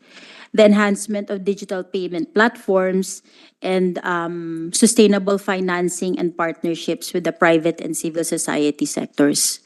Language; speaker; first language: English; non-native, local second language; Filipino